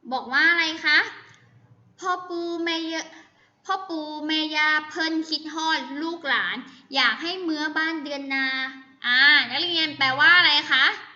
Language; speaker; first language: Thai; native; Thai